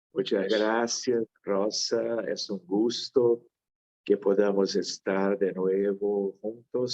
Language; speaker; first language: Spanish; non-native, fluent; Portuguese